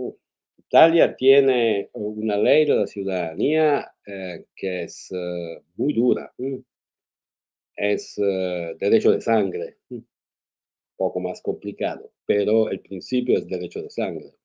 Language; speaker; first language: Spanish; non-native, fluent; Italian